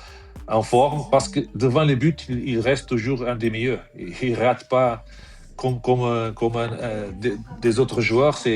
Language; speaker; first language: French; non-native, fluent; Portuguese